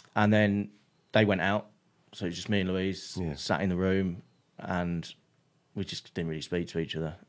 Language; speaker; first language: English; native; English